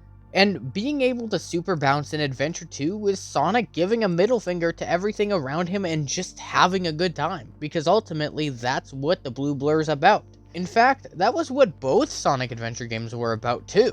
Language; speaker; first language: English; native; English